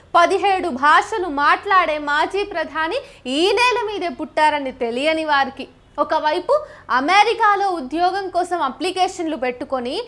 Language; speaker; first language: Telugu; native; Telugu